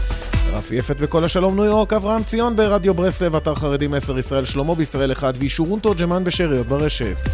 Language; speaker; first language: Hebrew; native; Hebrew